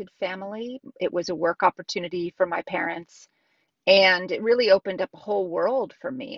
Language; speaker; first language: English; native; English